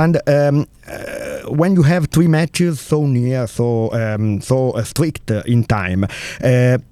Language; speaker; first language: English; non-native, learner; Italian